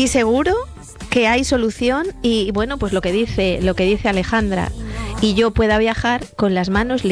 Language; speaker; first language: Spanish; native; Spanish